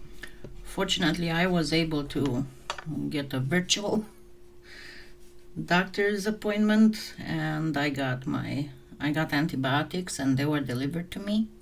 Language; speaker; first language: English; non-native, fluent; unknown